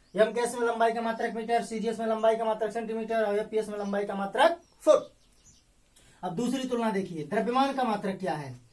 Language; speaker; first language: Hindi; native; Hindi